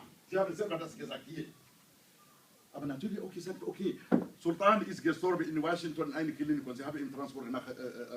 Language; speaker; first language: German; non-native, learner; Hausa